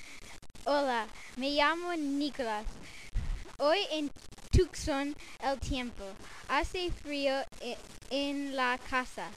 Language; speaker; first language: Spanish; non-native, learner; English